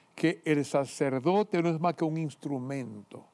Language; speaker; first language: Spanish; native; Spanish